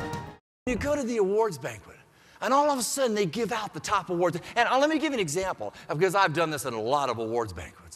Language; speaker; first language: English; native; English